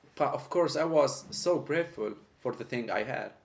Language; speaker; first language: English; non-native, fluent; Arabic